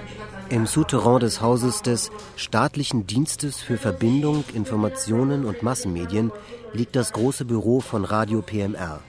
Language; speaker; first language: German; native; German